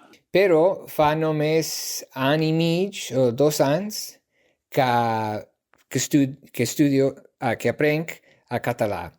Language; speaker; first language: Catalan; non-native, learner; English